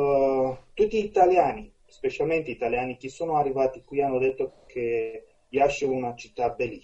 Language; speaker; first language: Italian; non-native, fluent; Romanian